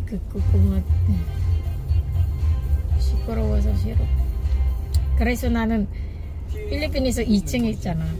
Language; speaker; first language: Korean; non-native, learner; Filipino